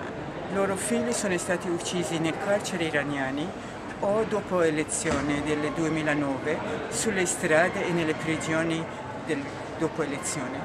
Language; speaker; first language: Italian; non-native, learner; Persian